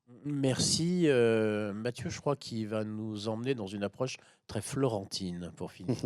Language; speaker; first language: French; native; French